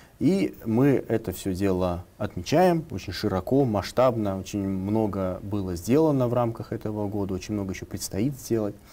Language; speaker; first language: Russian; non-native, local second language; Tatar